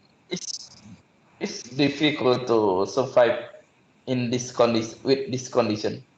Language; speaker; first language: English; non-native, learner; Indonesian